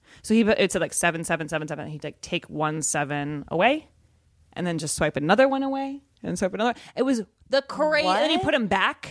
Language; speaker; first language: English; native; English